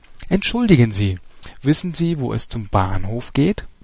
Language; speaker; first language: German; native; German